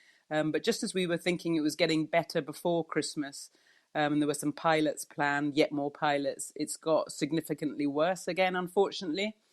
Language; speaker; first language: English; native; English